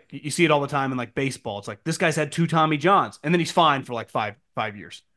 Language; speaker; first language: English; native; English